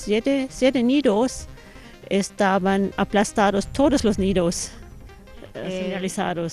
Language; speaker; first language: Spanish; non-native, fluent; German